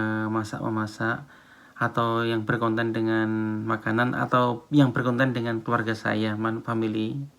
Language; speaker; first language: Indonesian; non-native, local second language; Javanese